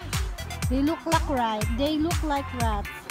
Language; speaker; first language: English; non-native, learner; Filipino